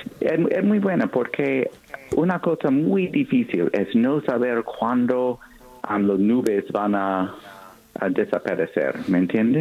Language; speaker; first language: Spanish; non-native, fluent; English